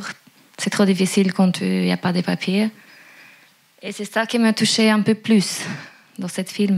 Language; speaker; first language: French; non-native, fluent; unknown